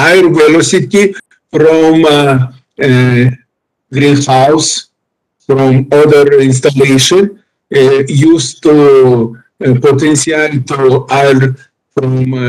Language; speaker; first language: English; non-native, learner; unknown